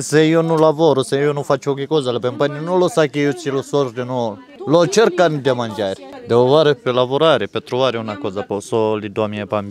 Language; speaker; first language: Italian; non-native, learner; Romanian